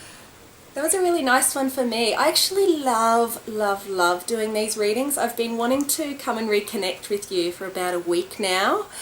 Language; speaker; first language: English; native; English